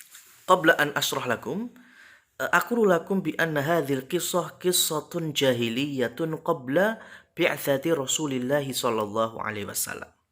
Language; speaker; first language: Arabic; non-native, fluent; Indonesian